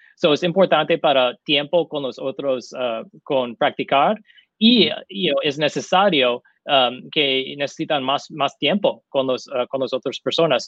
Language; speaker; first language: Spanish; non-native, learner; English